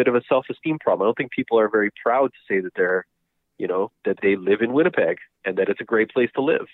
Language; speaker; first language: English; native; English